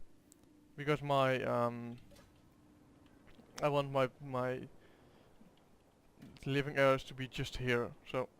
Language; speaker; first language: English; non-native, fluent; Dutch